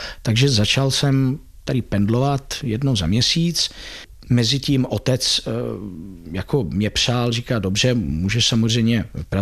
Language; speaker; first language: Czech; non-native, learner; Italian